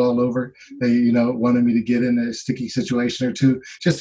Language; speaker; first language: English; native; English